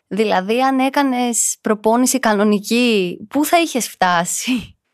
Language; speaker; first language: Greek; native; Greek